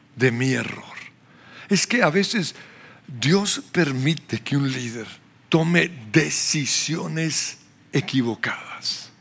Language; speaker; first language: Spanish; non-native, fluent; English